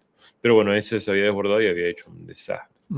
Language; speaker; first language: Spanish; native; Spanish